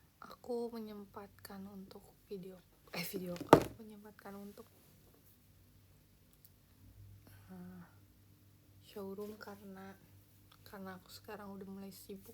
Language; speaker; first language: Indonesian; native; Indonesian